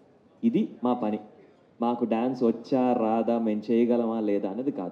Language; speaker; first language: Telugu; native; Telugu